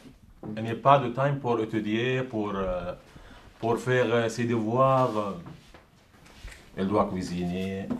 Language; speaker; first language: French; non-native, learner; Arabic